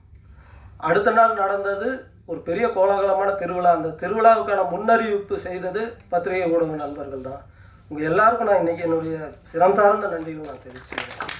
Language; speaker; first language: Tamil; native; Tamil